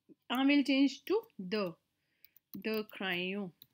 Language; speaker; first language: English; non-native, local second language; Hindi